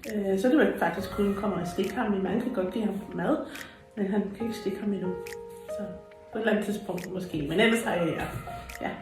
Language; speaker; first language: Danish; non-native, fluent; English